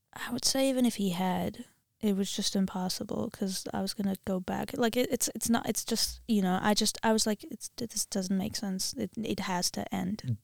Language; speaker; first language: English; non-native, fluent; Armenian